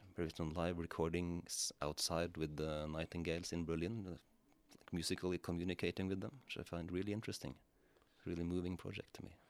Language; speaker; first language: English; non-native, fluent; Norwegian